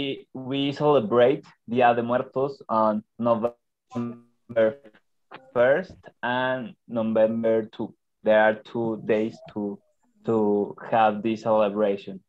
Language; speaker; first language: English; non-native, learner; Spanish